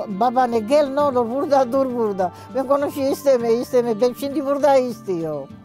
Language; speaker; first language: Turkish; non-native, learner; Georgian